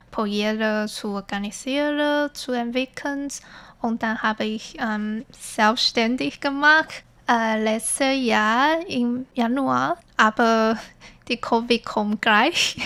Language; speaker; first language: German; non-native, fluent; Chinese